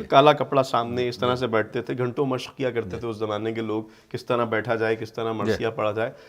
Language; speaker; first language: Urdu; native; Urdu